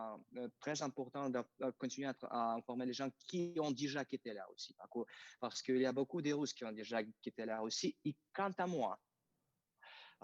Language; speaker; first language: French; non-native, fluent; Russian